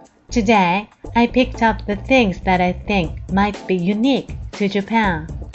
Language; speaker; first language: English; non-native, fluent; Japanese